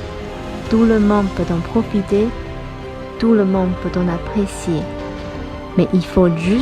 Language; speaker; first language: French; non-native, fluent; Chinese